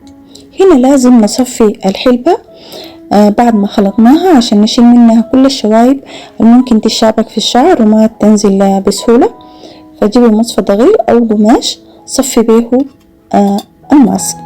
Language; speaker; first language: Arabic; native; Arabic